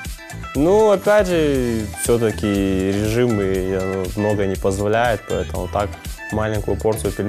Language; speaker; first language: Russian; native; Russian